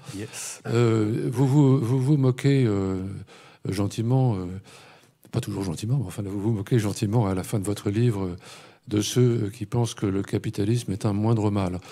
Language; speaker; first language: French; native; French